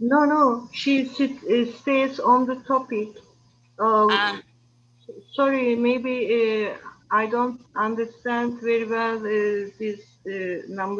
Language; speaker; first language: English; non-native, learner; Turkish